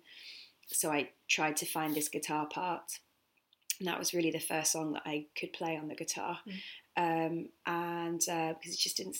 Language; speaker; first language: English; native; English